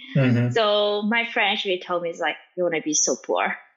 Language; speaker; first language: English; non-native, fluent; Vietnamese